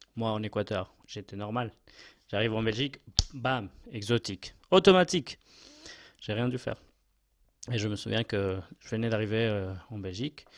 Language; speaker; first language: French; non-native, fluent; Spanish